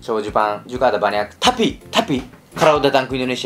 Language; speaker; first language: Indonesian; non-native, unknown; Japanese